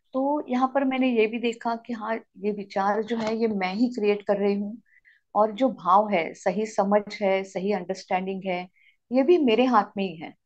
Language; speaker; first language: Hindi; non-native, local second language; Marathi